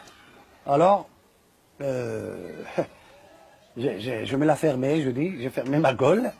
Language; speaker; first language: French; non-native, fluent; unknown